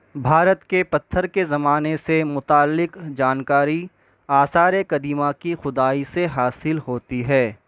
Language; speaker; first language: Urdu; native; Urdu